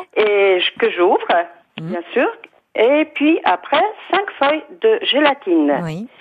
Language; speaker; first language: French; non-native, fluent; Polish